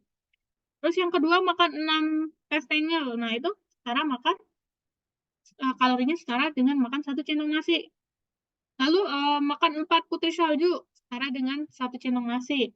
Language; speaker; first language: Indonesian; native; Indonesian